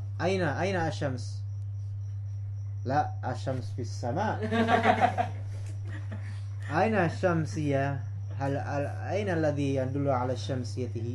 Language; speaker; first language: Arabic; non-native, fluent; Indonesian